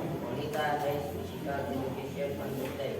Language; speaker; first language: English; non-native, learner; Indonesian